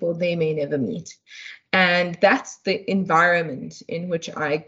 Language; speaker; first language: English; native; English